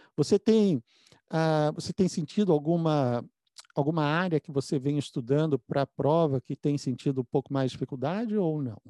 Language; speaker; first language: Portuguese; native; Portuguese